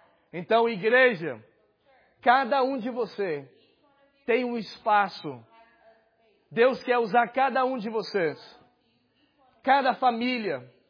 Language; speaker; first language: Portuguese; native; Portuguese